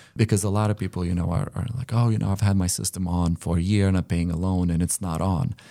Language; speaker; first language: English; non-native, fluent; Lithuanian